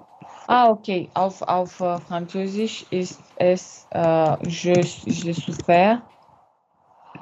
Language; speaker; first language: German; non-native, learner; French